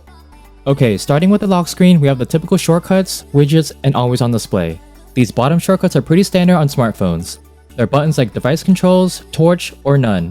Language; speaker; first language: English; native; English